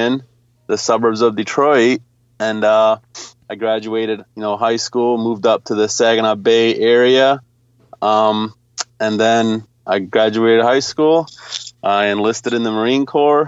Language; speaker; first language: English; early bilingual, other home language; Polish